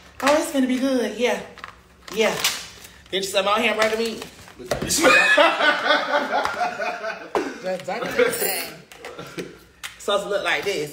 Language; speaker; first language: English; native; English